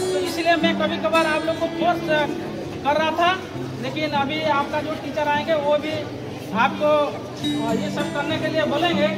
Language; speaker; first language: Hindi; non-native, local second language; Odia